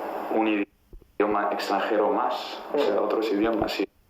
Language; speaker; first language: Spanish; non-native, fluent; Italian